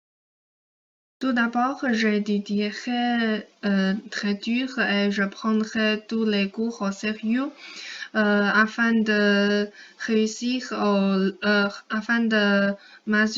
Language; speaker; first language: French; non-native, fluent; Chinese